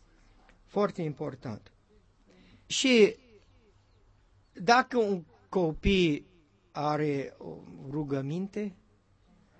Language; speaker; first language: Romanian; non-native, learner; English